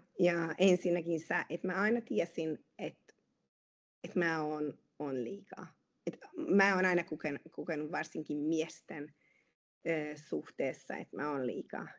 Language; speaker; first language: Finnish; non-native, fluent; Hungarian